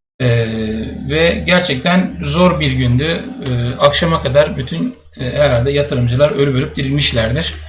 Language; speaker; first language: Turkish; native; Turkish